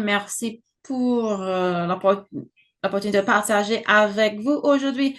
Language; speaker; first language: French; non-native, fluent; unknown